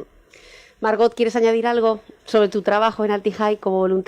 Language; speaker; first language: Spanish; native; Spanish